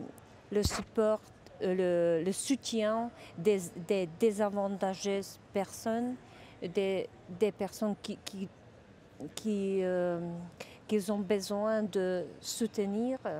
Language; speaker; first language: French; non-native, fluent; Czech